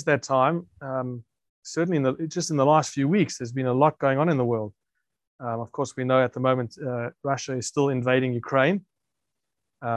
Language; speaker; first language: English; native; English